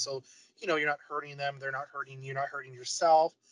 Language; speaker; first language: English; native; English